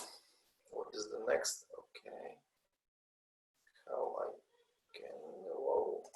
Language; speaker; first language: English; non-native, learner; Polish